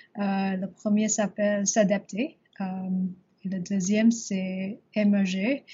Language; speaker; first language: French; non-native, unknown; English